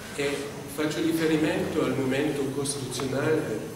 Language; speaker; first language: Italian; non-native, fluent; German